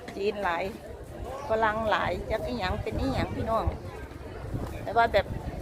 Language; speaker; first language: Thai; native; Thai